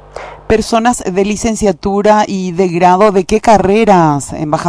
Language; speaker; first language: Spanish; native; Spanish